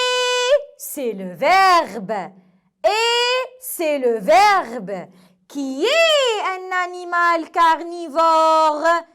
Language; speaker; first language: French; non-native, local second language; Arabic